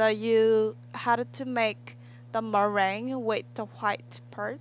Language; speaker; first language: English; non-native, learner; Korean